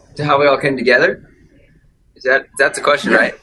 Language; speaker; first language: English; native; English